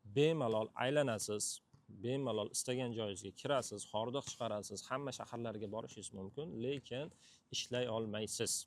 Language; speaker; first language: Uzbek; native; Uzbek